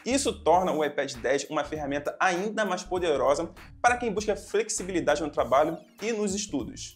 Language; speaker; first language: Portuguese; native; Portuguese